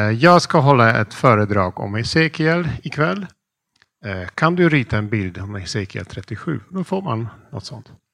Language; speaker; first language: Swedish; non-native, fluent; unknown